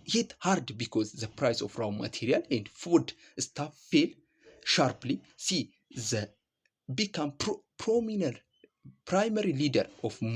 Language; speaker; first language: English; non-native, local second language; Amharic